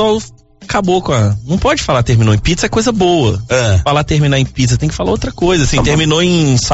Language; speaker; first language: Portuguese; native; Portuguese